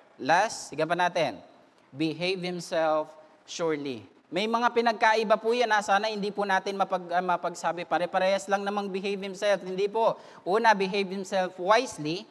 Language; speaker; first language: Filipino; native; Filipino